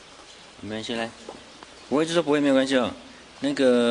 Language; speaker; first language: Chinese; native; Chinese